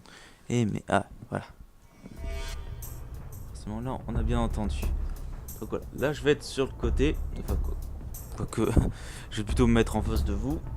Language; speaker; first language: French; native; French